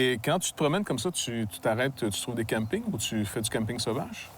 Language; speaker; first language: French; native; French